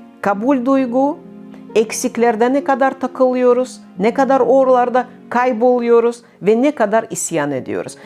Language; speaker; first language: Turkish; non-native, fluent; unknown